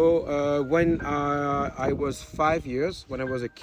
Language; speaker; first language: English; non-native, fluent; French